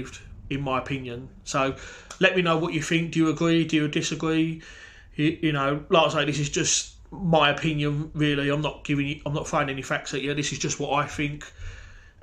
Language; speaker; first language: English; native; English